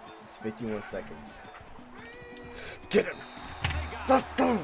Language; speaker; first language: English; native; English